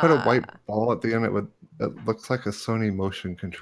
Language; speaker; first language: English; native; English